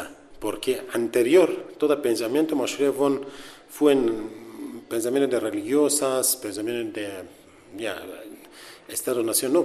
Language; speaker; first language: Spanish; non-native, learner; Kurdish